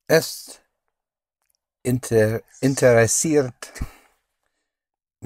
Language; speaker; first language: German; non-native, learner; English